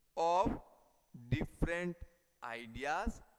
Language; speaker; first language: English; non-native, local second language; Gujarati